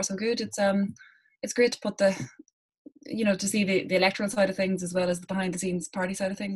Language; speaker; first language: English; native; English